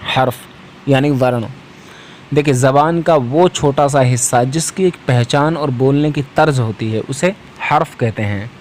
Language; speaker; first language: Urdu; native; Urdu